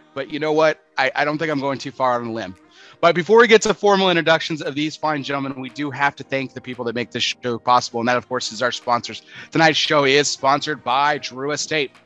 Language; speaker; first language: English; native; English